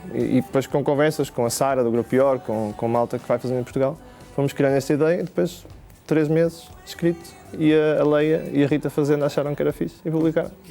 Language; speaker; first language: Portuguese; native; Portuguese